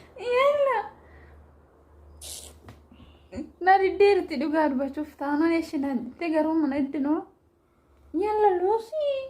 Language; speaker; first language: Arabic; non-native, learner; Oromo